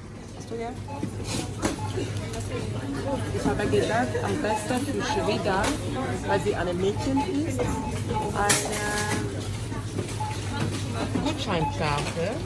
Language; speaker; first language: German; non-native, fluent; Lingala